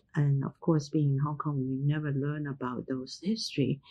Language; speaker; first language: English; non-native, local second language; Cantonese